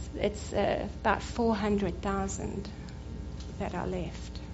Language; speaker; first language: English; native; English